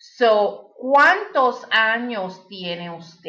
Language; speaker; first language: Spanish; early bilingual, heritage; Spanish